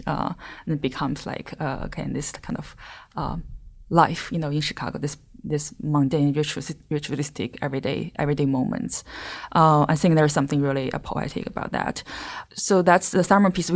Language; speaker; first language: English; non-native, fluent; Chinese